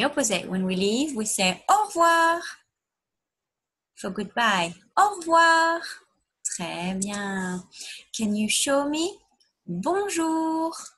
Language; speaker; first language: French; non-native, fluent; English